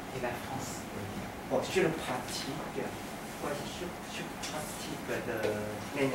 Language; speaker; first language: French; non-native, learner; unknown